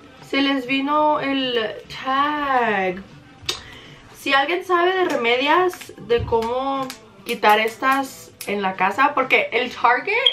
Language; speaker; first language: Spanish; early bilingual, heritage; Spanish